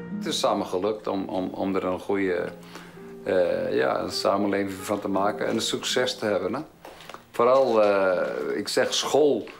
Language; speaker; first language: Dutch; early bilingual, heritage; Dutch